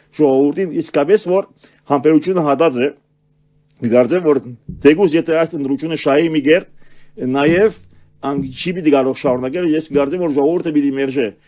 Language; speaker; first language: Armenian; early bilingual, heritage; Armenian